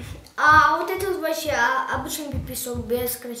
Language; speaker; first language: Russian; native; Russian